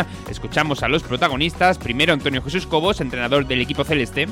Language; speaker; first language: Spanish; native; Spanish